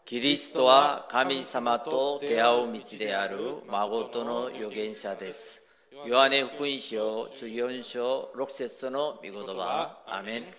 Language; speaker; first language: Japanese; non-native, fluent; Korean